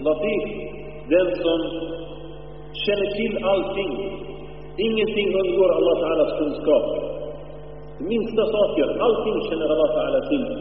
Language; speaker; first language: Swedish; early bilingual, other home language; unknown